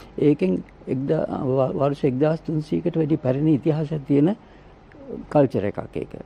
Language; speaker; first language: Sinhala; native; Sinhala